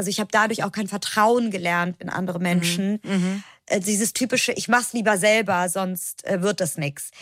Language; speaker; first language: German; early bilingual, other home language; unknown